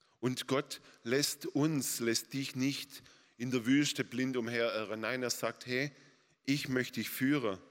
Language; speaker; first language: German; native; German